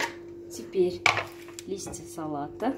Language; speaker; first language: Russian; non-native, fluent; Turkmen